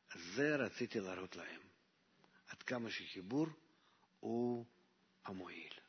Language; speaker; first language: Hebrew; non-native, fluent; Russian